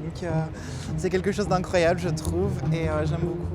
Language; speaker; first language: French; native; French